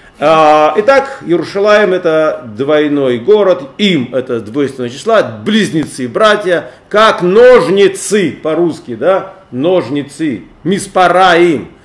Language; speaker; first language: Russian; native; Russian